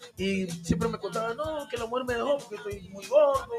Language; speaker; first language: Spanish; non-native, local second language; English